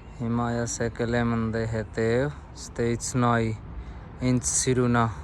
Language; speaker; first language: Armenian; non-native, learner; Hindi